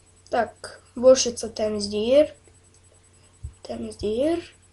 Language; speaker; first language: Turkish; non-native, learner; Azerbaijani